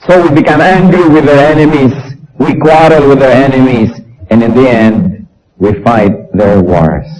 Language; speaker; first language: English; non-native, local second language; Filipino